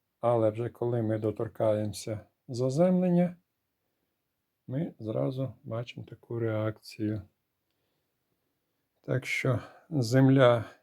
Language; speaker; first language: Ukrainian; native; Ukrainian